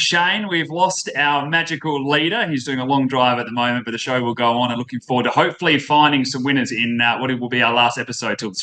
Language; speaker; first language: English; native; English